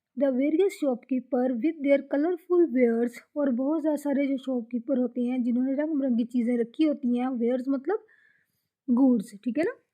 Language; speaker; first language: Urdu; native; Urdu